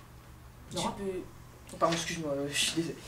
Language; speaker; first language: French; native; French